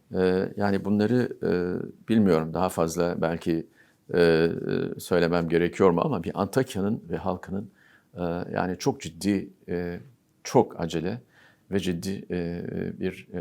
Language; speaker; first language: Turkish; native; Turkish